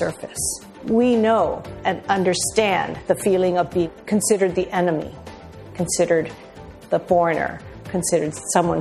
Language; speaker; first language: English; native; English